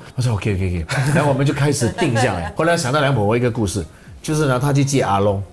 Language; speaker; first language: Chinese; native; Chinese